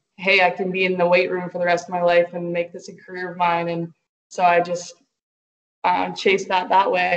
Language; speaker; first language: English; native; English